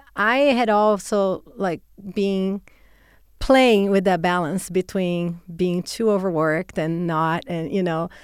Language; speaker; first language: English; non-native, fluent; Portuguese